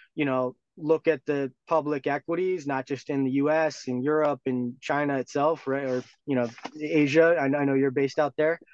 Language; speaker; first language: English; native; English